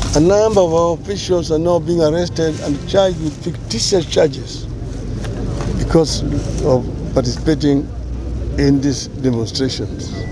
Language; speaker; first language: English; non-native, local second language; Swahili